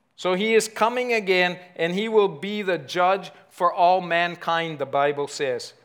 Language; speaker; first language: English; native; English